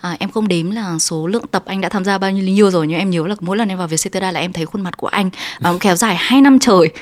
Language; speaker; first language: Vietnamese; native; Vietnamese